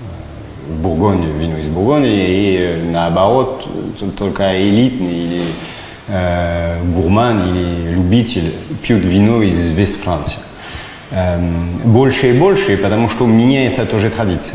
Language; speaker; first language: Russian; non-native, fluent; French